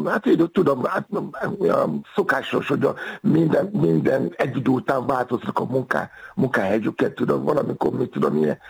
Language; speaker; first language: Hungarian; non-native, fluent; Yoruba